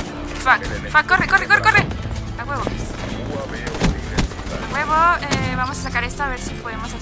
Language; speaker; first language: Spanish; native; Spanish